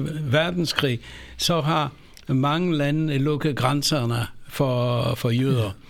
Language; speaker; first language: Danish; non-native, fluent; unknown